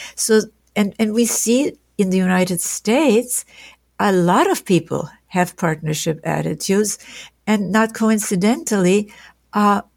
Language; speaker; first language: English; non-native, fluent; German